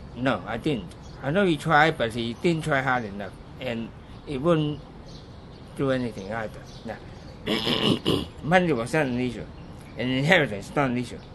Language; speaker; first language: English; non-native, local second language; Cantonese